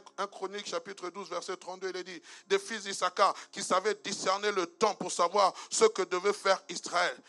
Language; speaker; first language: French; non-native, local second language; Lingala